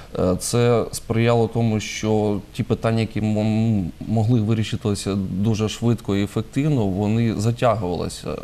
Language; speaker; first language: Ukrainian; native; Ukrainian